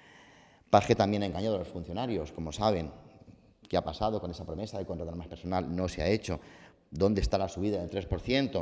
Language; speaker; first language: Spanish; native; Spanish